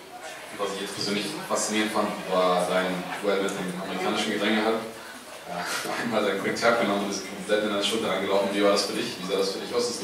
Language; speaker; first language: German; native; German